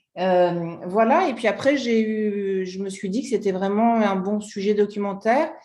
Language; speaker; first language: French; native; French